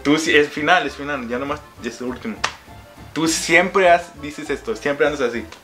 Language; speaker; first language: Spanish; early bilingual, heritage; Spanish